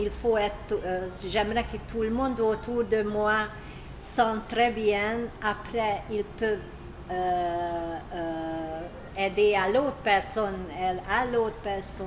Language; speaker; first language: French; non-native, learner; Hungarian